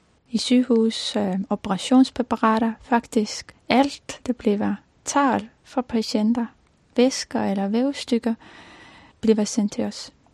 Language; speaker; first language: Danish; non-native, fluent; Estonian